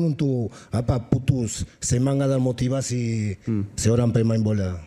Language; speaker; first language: Indonesian; non-native, fluent; Spanish